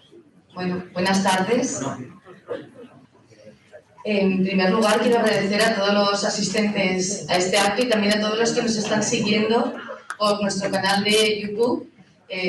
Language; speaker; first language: Spanish; native; Spanish